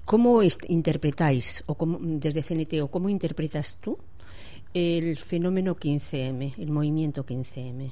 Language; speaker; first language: Spanish; native; Spanish